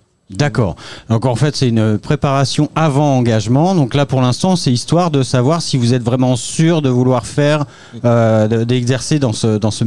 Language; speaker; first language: French; native; French